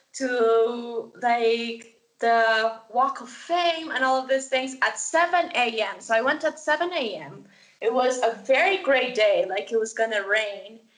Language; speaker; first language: English; non-native, fluent; Spanish